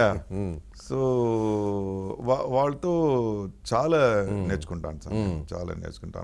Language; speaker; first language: Telugu; non-native, learner; Tamil